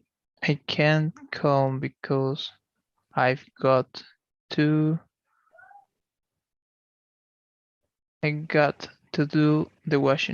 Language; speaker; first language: English; non-native, learner; Portuguese